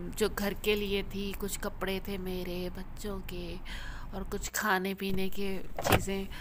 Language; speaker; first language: Urdu; native; Urdu